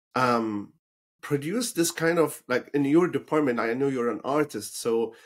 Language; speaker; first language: English; non-native, fluent; Arabic